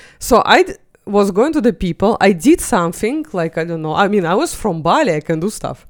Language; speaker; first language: English; non-native, fluent; Russian